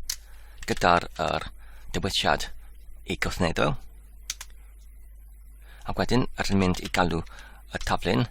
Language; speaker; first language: Welsh; non-native, learner; English